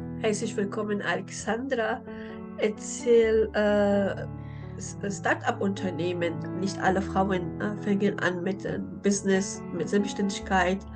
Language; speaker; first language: German; non-native, learner; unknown